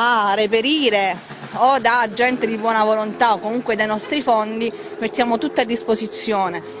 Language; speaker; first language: Italian; native; Italian